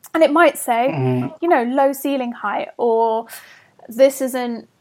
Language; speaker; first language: English; native; English